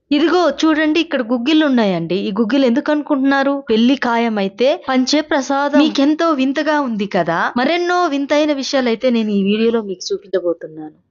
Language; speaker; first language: Telugu; non-native, local second language; Koya